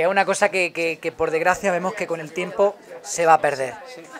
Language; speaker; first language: Spanish; native; Spanish